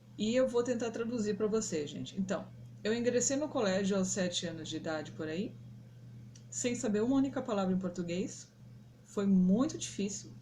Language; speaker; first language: Portuguese; non-native, local second language; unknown